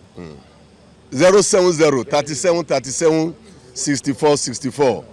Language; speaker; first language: Nigerian Pidgin; non-native, local second language; Yoruba